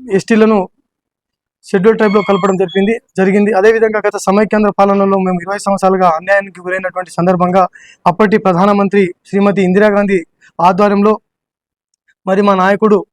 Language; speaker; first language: Telugu; non-native, local second language; Lambadi